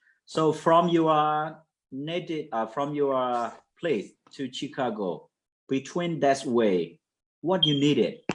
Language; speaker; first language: English; non-native, fluent; Mon